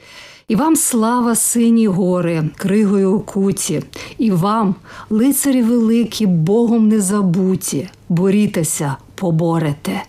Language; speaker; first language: Ukrainian; native; Ukrainian